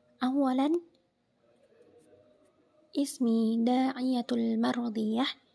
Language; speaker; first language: Arabic; non-native, learner; Indonesian